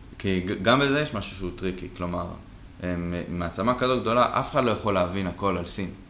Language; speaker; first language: Hebrew; native; Hebrew